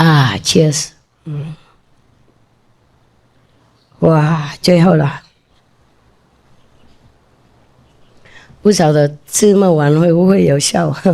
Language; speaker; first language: Chinese; non-native, fluent; Vietnamese